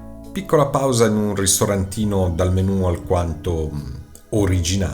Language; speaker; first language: Italian; native; Italian